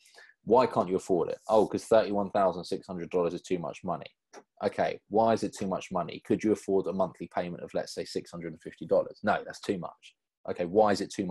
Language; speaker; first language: English; native; English